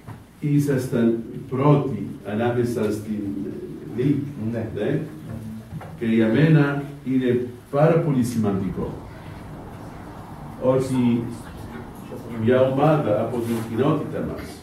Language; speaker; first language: Greek; non-native, fluent; Arabic